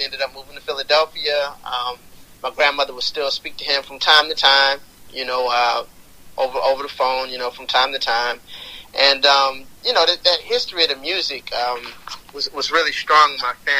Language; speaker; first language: English; native; English